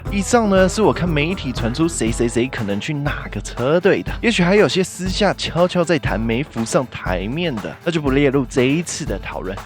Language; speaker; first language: Chinese; native; Chinese